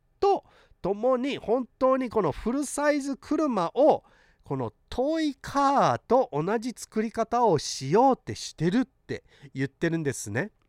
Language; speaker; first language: Japanese; early bilingual, heritage; Japanese